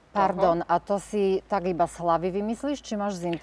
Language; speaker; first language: Slovak; native; Slovak